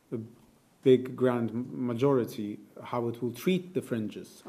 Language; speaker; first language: English; non-native, fluent; Polish